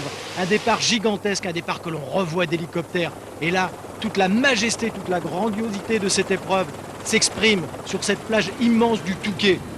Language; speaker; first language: French; native; French